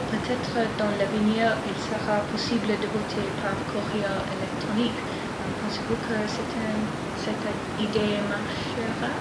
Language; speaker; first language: French; non-native, learner; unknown